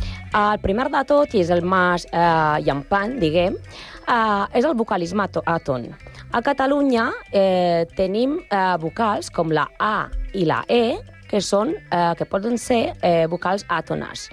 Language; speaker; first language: Catalan; non-native, learner; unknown